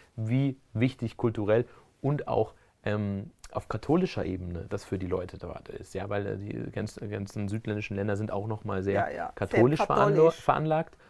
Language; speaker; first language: German; early bilingual, other home language; Spanish